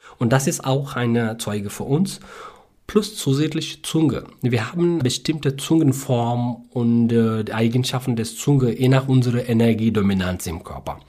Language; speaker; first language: German; non-native, learner; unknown